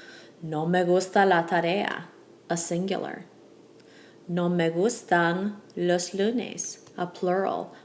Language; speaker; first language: Spanish; non-native, fluent; English